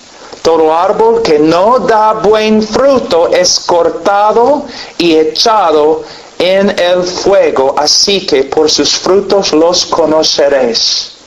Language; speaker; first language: Spanish; non-native, fluent; English